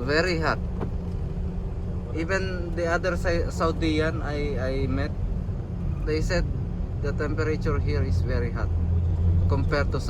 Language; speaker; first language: English; non-native, learner; Filipino